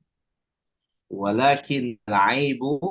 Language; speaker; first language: Arabic; non-native, fluent; Indonesian